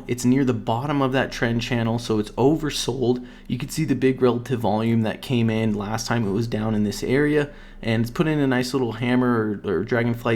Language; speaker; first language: English; native; English